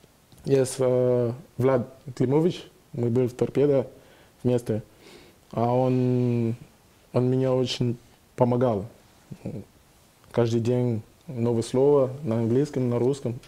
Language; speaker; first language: Russian; non-native, learner; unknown